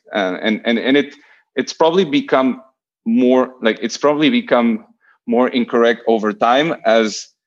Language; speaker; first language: English; non-native, fluent; Portuguese